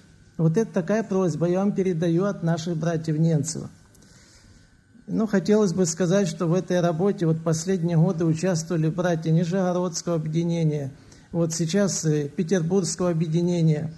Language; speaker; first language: Russian; native; Russian